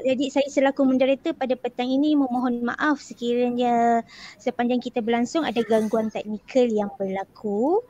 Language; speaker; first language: Malay; native; Malay